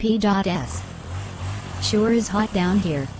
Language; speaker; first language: English; non-native, learner; Khmer